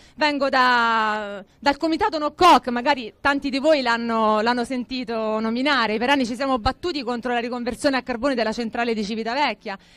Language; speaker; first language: Italian; native; Italian